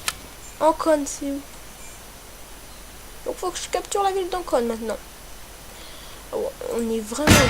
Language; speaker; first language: French; native; French